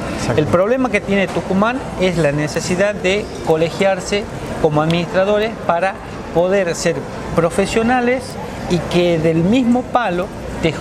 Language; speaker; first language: Spanish; native; Spanish